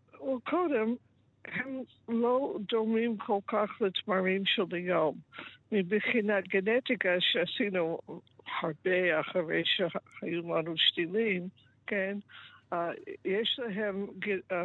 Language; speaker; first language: Hebrew; non-native, fluent; English